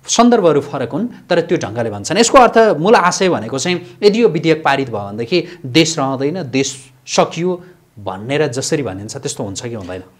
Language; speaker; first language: Nepali; native; Nepali